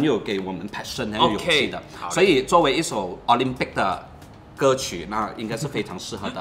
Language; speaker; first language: Chinese; native; Chinese